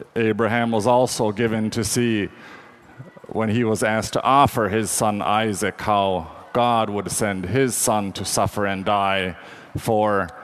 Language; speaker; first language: English; native; English